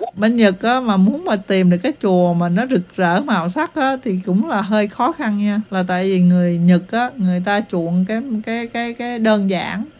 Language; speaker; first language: Vietnamese; early bilingual, heritage; Vietnamese